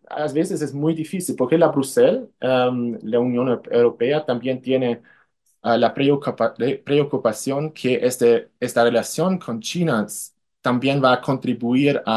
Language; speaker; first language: Spanish; non-native, fluent; German